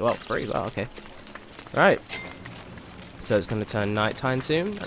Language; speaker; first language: English; native; English